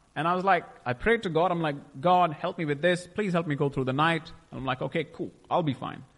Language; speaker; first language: English; non-native, local second language; Punjabi